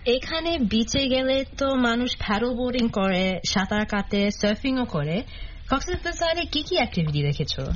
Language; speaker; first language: Bangla; early bilingual, heritage; Bangla